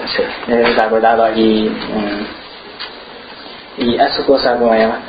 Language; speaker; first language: Spanish; non-native, learner; Chinese